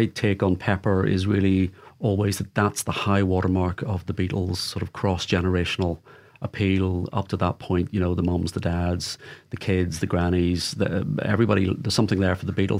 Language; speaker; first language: English; native; English